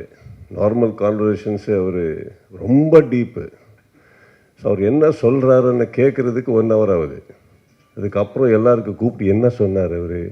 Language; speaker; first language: Tamil; non-native, learner; Kannada